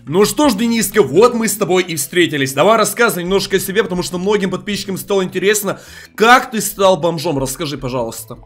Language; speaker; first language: Russian; native; Russian